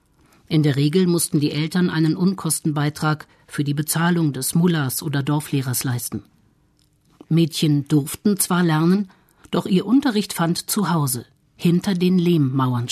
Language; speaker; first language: German; native; German